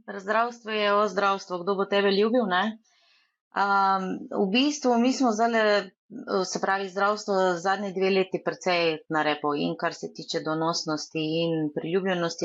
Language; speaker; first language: Slovenian; native; Slovenian